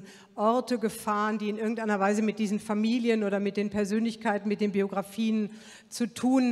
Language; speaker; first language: German; native; German